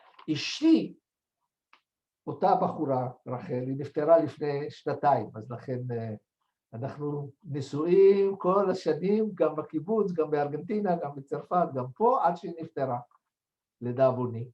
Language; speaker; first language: Hebrew; non-native, fluent; French